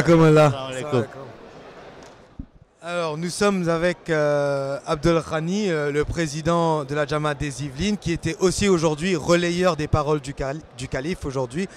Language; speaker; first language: French; native; French